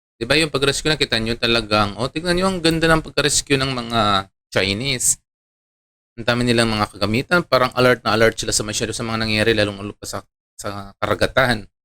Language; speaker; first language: Filipino; non-native, local second language; Iloko